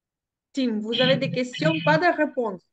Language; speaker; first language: French; non-native, fluent; Spanish